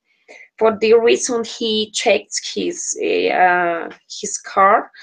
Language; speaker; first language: English; non-native, learner; Spanish